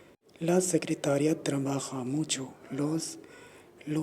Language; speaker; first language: Spanish; non-native, learner; Urdu